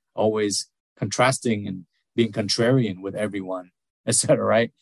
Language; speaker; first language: English; early bilingual, other home language; Vietnamese